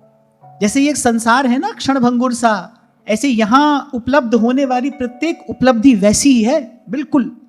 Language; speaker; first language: Hindi; native; Hindi